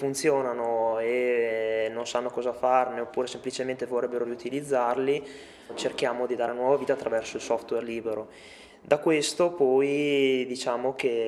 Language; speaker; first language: Italian; native; Italian